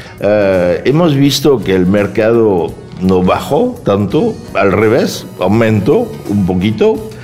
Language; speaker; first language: Spanish; non-native, fluent; French